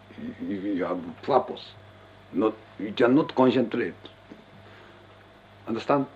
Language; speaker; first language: English; non-native, learner; Japanese